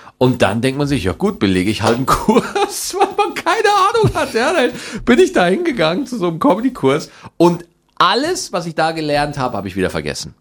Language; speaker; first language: German; native; German